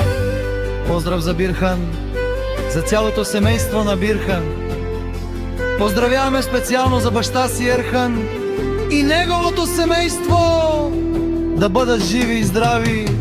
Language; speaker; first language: Bulgarian; non-native, local second language; Romany